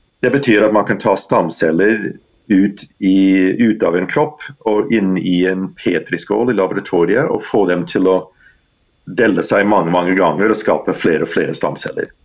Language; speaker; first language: Norwegian; non-native, fluent; English